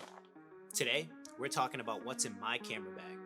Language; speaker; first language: English; native; English